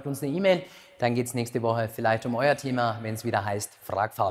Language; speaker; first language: German; native; German